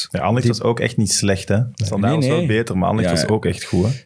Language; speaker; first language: Dutch; native; Dutch